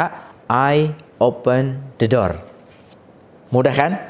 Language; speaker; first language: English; non-native, fluent; Indonesian